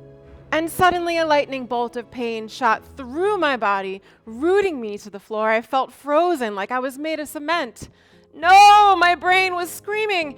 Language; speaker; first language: English; native; English